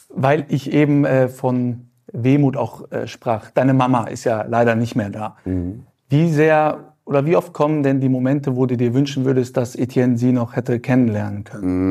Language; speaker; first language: German; native; German